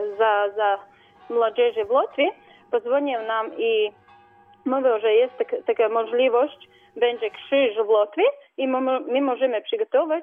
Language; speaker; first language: Polish; non-native, learner; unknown